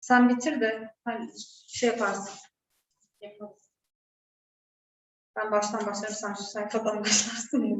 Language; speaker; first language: Turkish; non-native, fluent; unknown